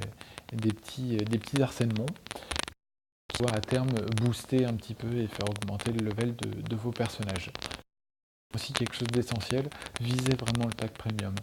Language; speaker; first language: French; native; French